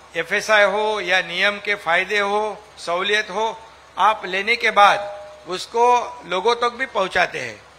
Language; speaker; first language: Hindi; non-native, local second language; Marathi